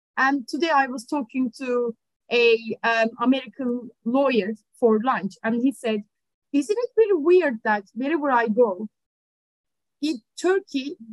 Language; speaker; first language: English; non-native, fluent; Turkish